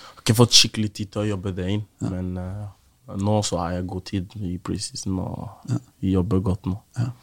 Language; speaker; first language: Norwegian; early bilingual, other home language; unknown